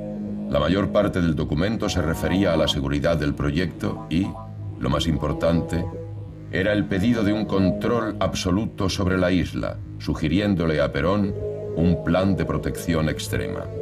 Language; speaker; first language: Spanish; native; Spanish